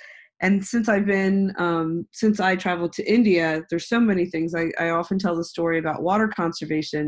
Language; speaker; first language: English; native; English